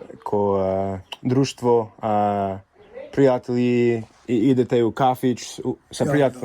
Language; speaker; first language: Croatian; non-native, learner; English